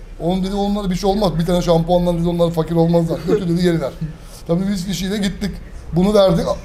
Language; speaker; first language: Turkish; early bilingual, heritage; Turkish